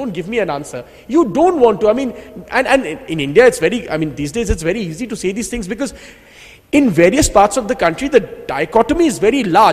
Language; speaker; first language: English; non-native, local second language; Bangla